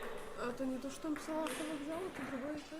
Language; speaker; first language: Russian; native; Russian